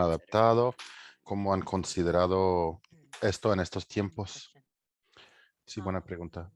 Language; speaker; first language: Spanish; non-native, fluent; English